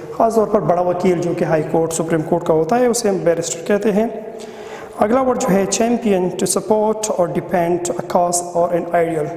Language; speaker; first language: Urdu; non-native, local second language; Pashto